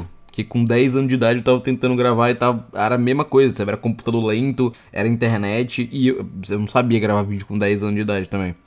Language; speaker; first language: Portuguese; native; Portuguese